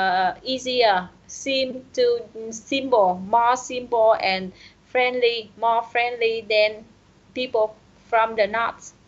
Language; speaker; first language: English; non-native, learner; Vietnamese